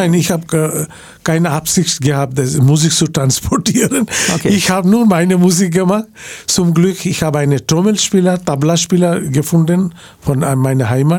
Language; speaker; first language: German; non-native, learner; Bangla